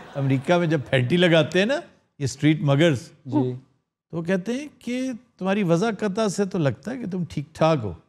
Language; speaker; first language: Urdu; native; Urdu